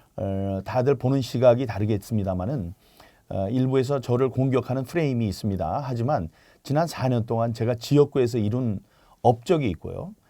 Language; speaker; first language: Korean; native; Korean